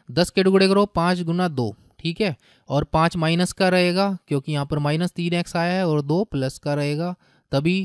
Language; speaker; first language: Hindi; native; Hindi